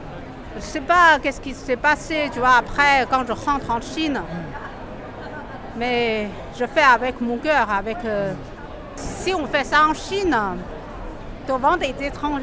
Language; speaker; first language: French; non-native, fluent; Chinese